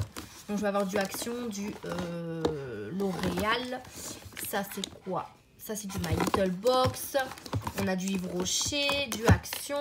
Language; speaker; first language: French; native; French